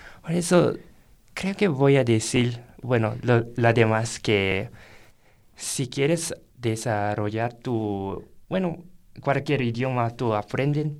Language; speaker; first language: Spanish; non-native, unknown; Japanese